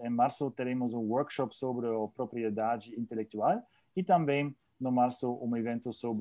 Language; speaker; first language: Portuguese; non-native, learner; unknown